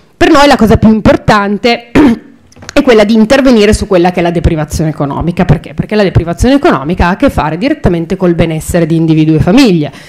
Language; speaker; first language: Italian; native; Italian